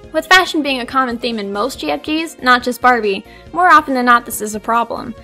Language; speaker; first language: English; native; English